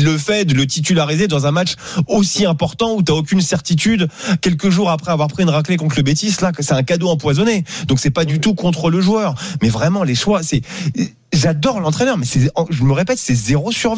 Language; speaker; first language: French; native; French